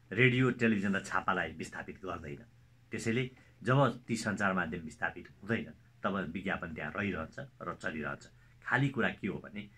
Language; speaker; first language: Nepali; native; Nepali